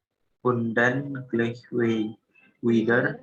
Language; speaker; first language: German; non-native, learner; Indonesian